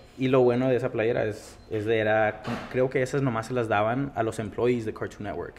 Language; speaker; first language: Spanish; early bilingual, heritage; Spanish